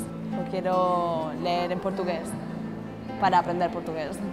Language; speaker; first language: Portuguese; non-native, learner; Spanish